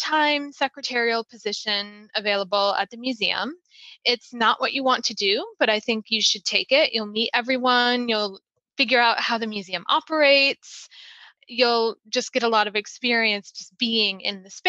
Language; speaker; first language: English; native; English